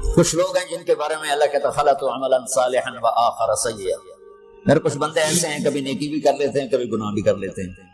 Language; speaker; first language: Urdu; non-native, local second language; Punjabi